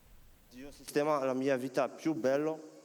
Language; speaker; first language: Italian; non-native, learner; Polish